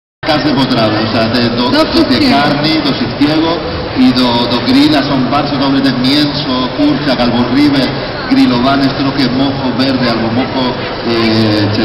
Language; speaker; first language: Polish; non-native, learner; Spanish